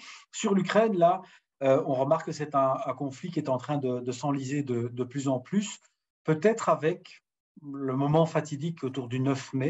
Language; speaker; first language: French; native; French